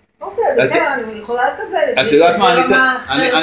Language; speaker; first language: Hebrew; native; Hebrew